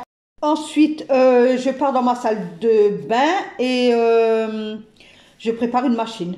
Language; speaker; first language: French; native; French